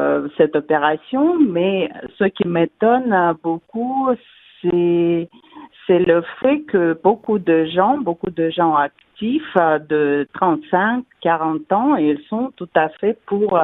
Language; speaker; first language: French; non-native, fluent; Russian